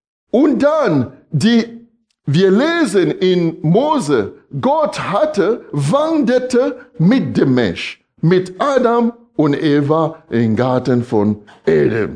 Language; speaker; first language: German; non-native, fluent; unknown